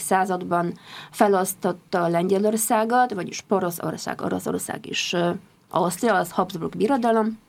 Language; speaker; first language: Hungarian; non-native, fluent; Polish